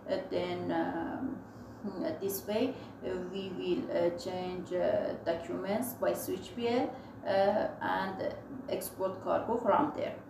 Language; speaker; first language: English; non-native, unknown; Persian